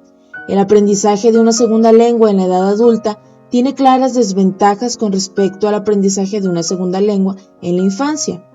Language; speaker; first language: Spanish; native; Spanish